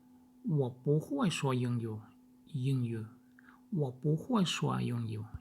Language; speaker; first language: Chinese; non-native, learner; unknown